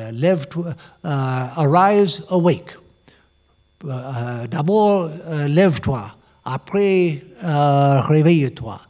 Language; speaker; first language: French; non-native, learner; English